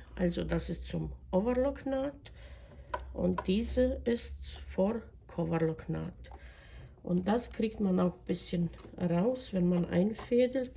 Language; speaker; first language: German; non-native, fluent; Croatian